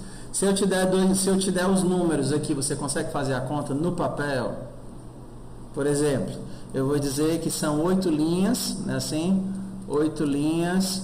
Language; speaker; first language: Portuguese; native; Portuguese